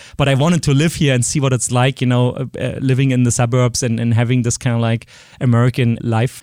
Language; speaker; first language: English; non-native, fluent; German